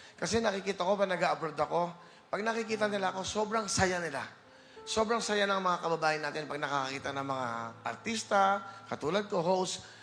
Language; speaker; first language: Filipino; native; Filipino